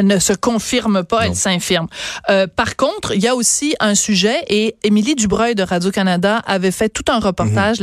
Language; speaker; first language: French; native; French